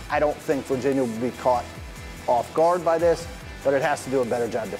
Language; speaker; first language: English; native; English